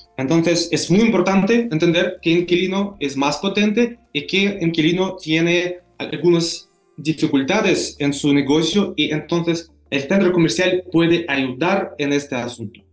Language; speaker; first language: Spanish; non-native, learner; Russian